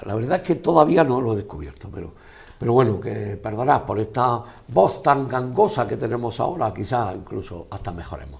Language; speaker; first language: Spanish; native; Spanish